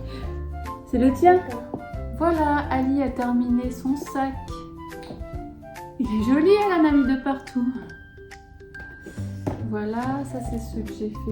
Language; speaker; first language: French; native; French